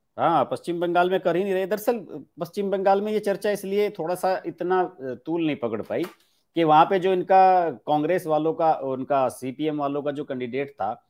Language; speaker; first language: Hindi; native; Hindi